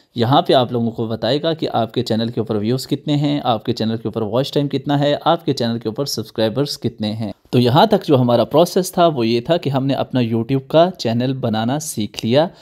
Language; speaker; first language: Urdu; native; Urdu